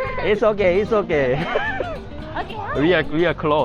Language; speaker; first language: English; non-native, learner; Korean